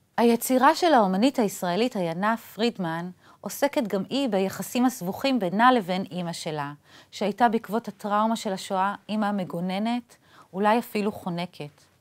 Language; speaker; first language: Hebrew; native; Hebrew